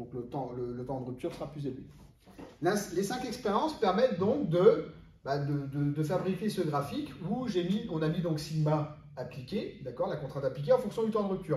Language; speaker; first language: French; native; French